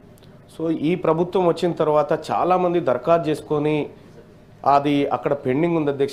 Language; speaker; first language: Telugu; native; Telugu